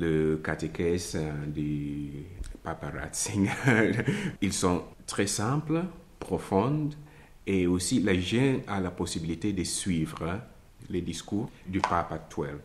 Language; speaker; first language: French; non-native, fluent; Italian